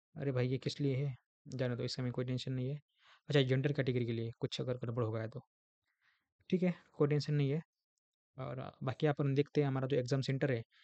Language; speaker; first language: Hindi; non-native, local second language; Marathi